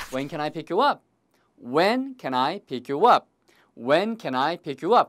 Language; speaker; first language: English; non-native, fluent; Korean